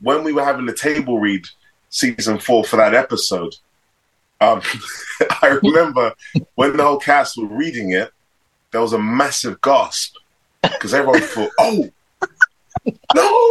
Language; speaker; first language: English; native; English